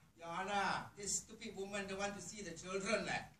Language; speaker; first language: English; non-native, local second language; Malay